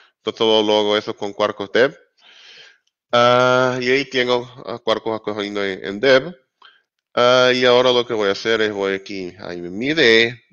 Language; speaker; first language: Spanish; native; Spanish